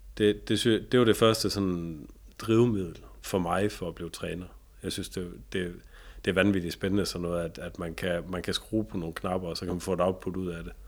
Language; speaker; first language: Danish; native; Danish